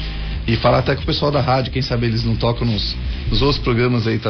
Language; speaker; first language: Portuguese; native; Portuguese